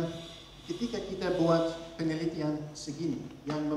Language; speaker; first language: Indonesian; non-native, fluent; Dutch